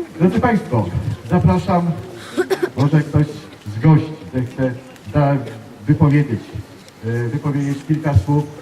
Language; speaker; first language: Polish; native; Polish